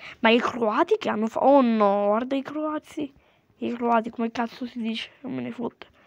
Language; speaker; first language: Italian; native; Italian